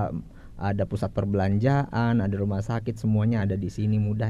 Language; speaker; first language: Indonesian; native; Indonesian